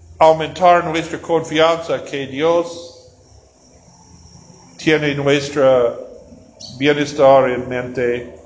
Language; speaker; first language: Spanish; non-native, learner; English